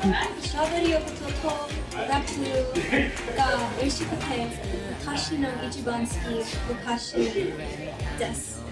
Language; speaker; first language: Japanese; non-native, learner; English